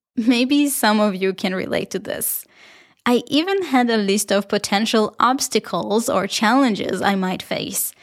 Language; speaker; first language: English; non-native, fluent; Hebrew